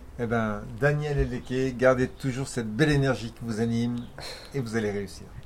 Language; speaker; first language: French; native; French